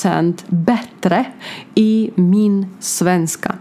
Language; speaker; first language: Swedish; non-native, learner; Ukrainian